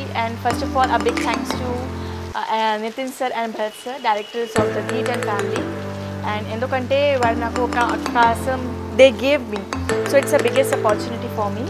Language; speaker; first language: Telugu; non-native, local second language; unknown